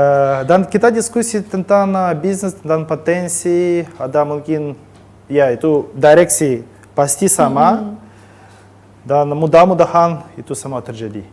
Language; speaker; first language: Indonesian; non-native, learner; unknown